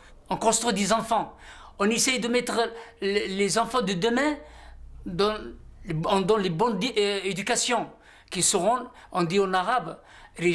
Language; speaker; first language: French; non-native, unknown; Riffian